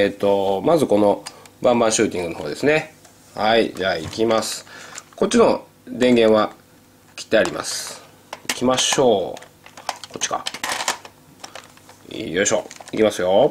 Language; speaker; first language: Japanese; native; Japanese